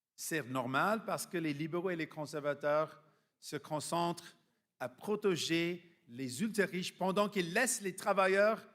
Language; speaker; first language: French; non-native, fluent; English